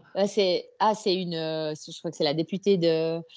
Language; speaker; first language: French; native; French